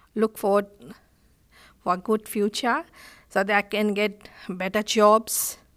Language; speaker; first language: English; non-native, fluent; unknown